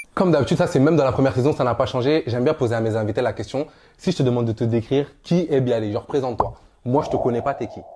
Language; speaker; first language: French; native; French